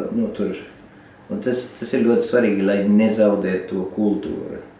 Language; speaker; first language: Latvian; non-native, learner; Sinhala